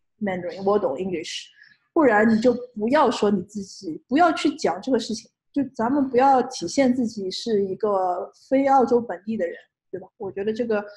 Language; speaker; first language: Chinese; native; Chinese